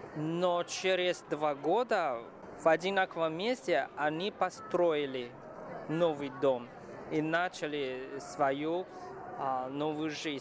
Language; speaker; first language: Russian; non-native, fluent; Chinese